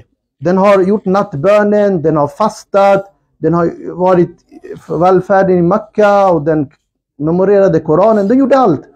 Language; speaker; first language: Swedish; non-native, fluent; Urdu